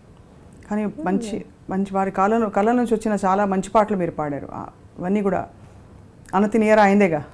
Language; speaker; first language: Telugu; native; Telugu